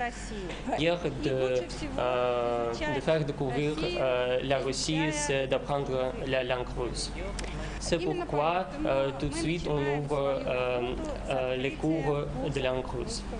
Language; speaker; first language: French; non-native, fluent; Russian